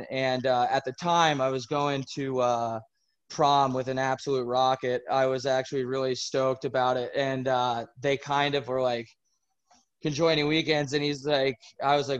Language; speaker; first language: English; native; English